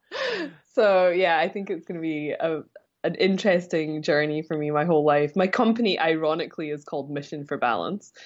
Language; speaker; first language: English; native; English